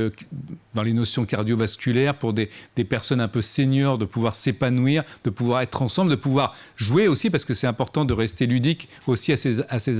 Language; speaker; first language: French; native; French